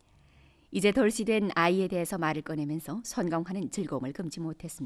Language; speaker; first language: Korean; native; Korean